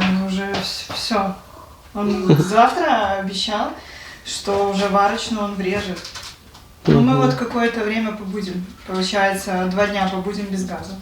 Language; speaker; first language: Russian; native; Russian